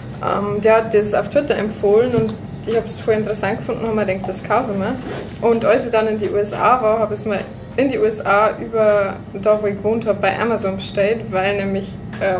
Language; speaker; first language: German; native; German